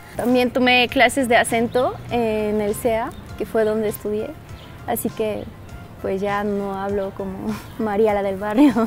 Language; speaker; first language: Spanish; non-native, fluent; Bulgarian